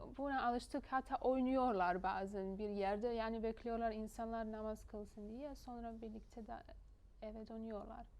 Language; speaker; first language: Turkish; non-native, fluent; Bosnian